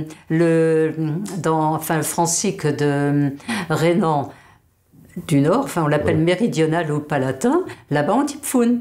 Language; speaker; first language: French; native; French